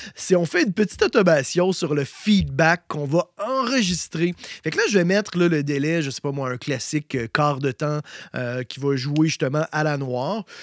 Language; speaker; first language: French; native; French